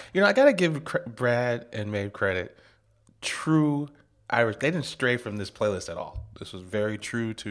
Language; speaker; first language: English; native; English